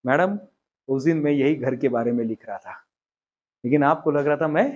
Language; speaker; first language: Hindi; non-native, local second language; Marathi